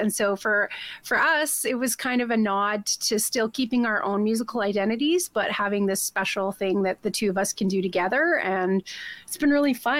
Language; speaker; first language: English; native; English